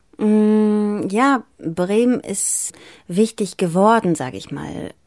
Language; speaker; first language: German; early bilingual, other home language; Greek